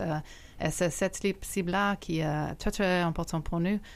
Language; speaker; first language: French; non-native, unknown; English